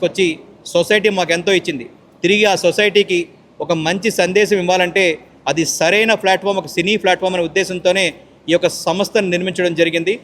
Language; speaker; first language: Telugu; native; Telugu